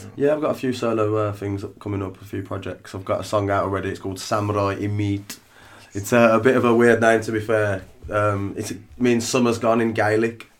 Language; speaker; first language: English; native; English